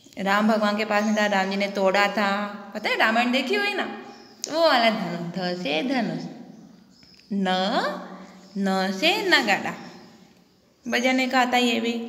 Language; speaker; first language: Hindi; non-native, local second language; Gujarati